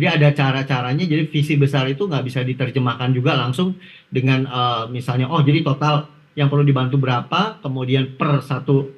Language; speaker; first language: Indonesian; native; Indonesian